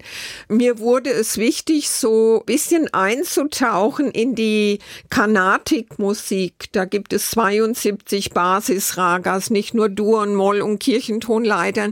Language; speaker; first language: German; native; German